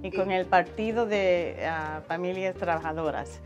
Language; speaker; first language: Spanish; non-native, learner; English